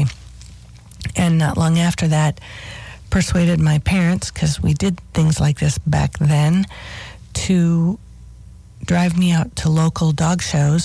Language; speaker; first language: English; native; English